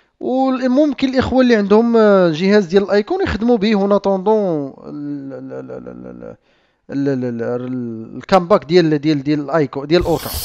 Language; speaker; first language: Arabic; native; Arabic